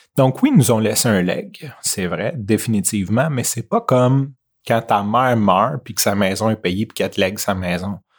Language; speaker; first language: French; native; French